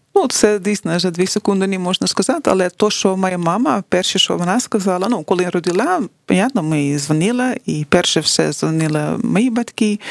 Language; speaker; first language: Ukrainian; non-native, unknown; Dutch